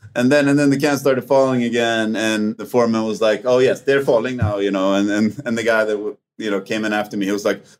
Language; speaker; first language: English; non-native, fluent; Swedish